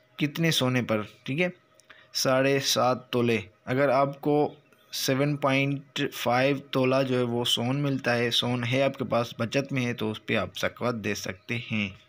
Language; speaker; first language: Urdu; non-native, local second language; Sindhi